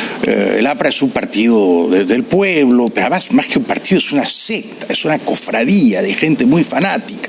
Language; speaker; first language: Spanish; native; Spanish